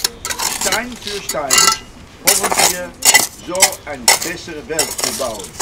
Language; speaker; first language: German; non-native, fluent; Dutch